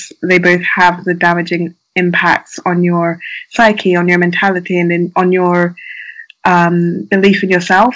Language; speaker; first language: English; native; English